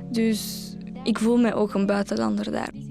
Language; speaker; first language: Dutch; early bilingual, other home language; Romanian